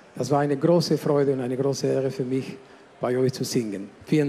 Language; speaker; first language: German; non-native, fluent; Spanish